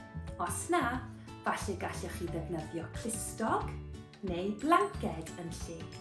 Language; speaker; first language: Welsh; non-native, local second language; English